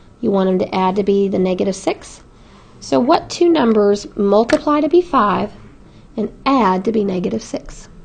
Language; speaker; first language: English; native; English